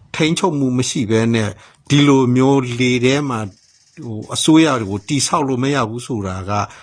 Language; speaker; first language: Burmese; non-native, local second language; S'gaw Karen